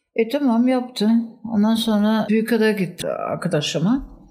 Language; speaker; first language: Turkish; non-native, fluent; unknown